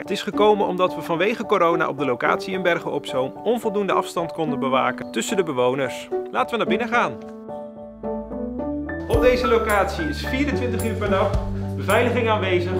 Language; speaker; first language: Dutch; native; Dutch